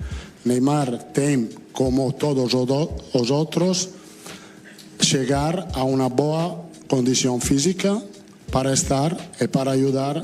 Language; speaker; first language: Portuguese; non-native, learner; Italian